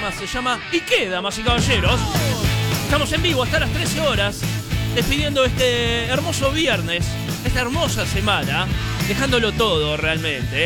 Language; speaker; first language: Spanish; native; Spanish